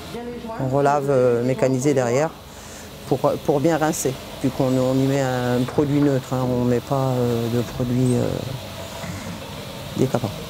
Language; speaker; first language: French; native; French